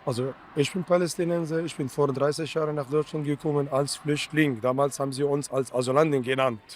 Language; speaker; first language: German; non-native, fluent; Arabic